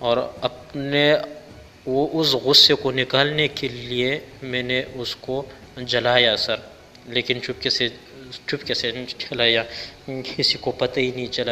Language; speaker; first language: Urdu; non-native, local second language; Pashto